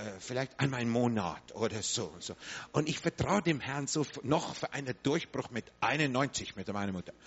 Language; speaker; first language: German; non-native, fluent; English